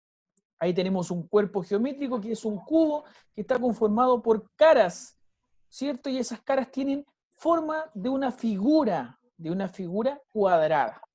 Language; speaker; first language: Spanish; native; Spanish